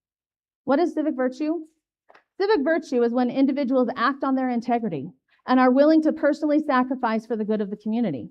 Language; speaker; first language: English; native; English